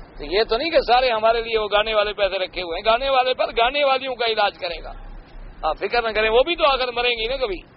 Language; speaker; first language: Urdu; native; Urdu